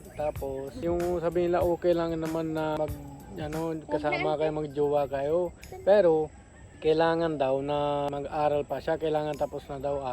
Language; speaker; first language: Filipino; non-native, learner; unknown